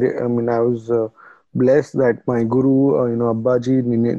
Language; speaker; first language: English; non-native, local second language; Marathi